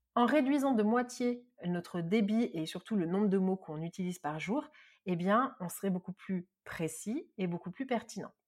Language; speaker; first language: French; native; French